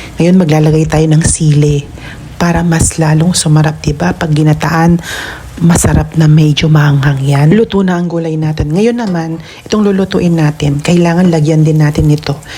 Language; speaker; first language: Filipino; non-native, local second language; Pampanga